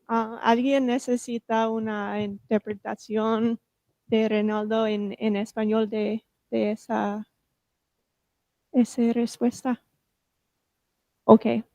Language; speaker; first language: Spanish; non-native, fluent; English